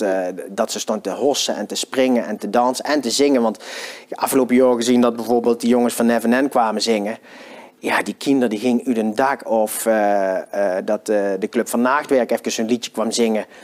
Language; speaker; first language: Dutch; native; Dutch